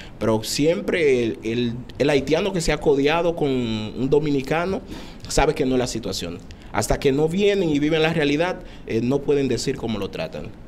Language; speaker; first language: Spanish; non-native, fluent; Haitian Creole